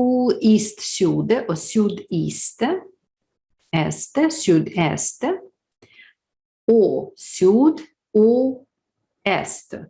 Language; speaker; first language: French; non-native, learner; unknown